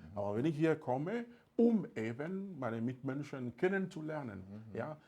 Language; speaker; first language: German; non-native, fluent; Ewe